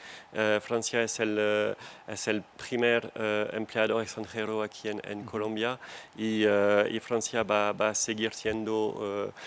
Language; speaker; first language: Spanish; non-native, fluent; French